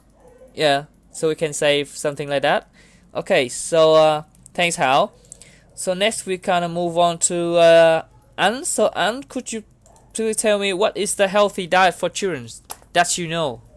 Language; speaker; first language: English; non-native, learner; Vietnamese